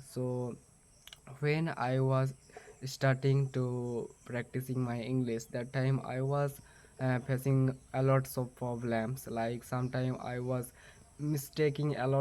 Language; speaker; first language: English; non-native, learner; Bangla